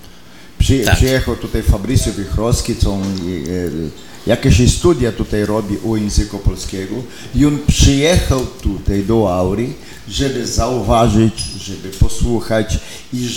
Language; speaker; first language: Polish; early bilingual, heritage; Polish